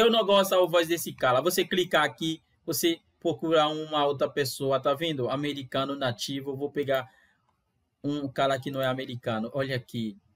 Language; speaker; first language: Portuguese; non-native, fluent; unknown